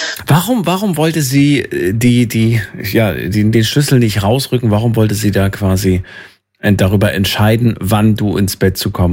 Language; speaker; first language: German; native; German